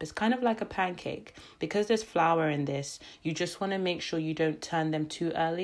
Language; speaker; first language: English; native; English